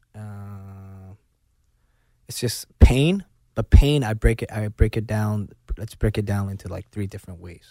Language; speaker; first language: English; non-native, local second language; Cantonese